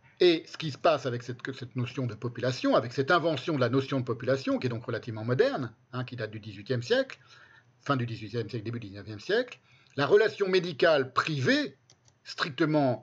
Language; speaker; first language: French; native; French